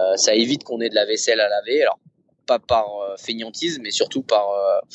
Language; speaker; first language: French; native; French